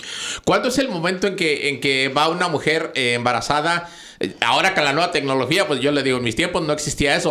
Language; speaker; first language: Spanish; native; Spanish